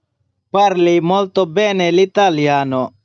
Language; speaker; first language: Italian; non-native, learner; Bangla